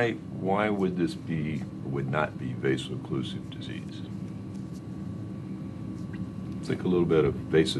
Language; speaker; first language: English; native; English